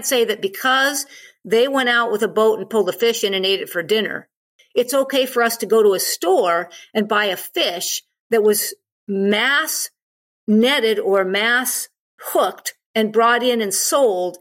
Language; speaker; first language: English; native; English